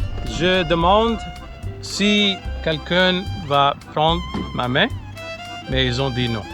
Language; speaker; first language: French; non-native, local second language; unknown